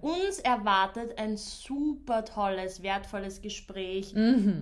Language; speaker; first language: German; native; German